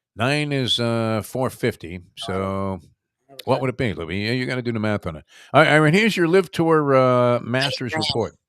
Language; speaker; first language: English; native; English